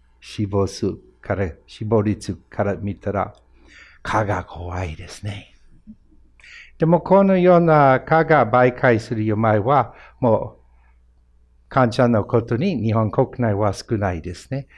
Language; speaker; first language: Japanese; non-native, fluent; English